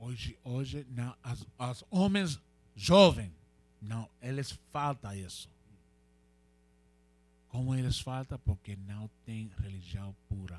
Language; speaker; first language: Portuguese; non-native, fluent; Spanish